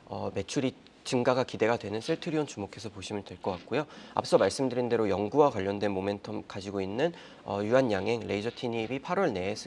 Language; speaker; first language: Korean; native; Korean